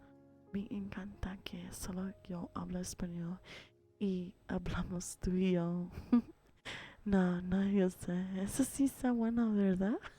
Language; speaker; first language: Spanish; early bilingual, heritage; English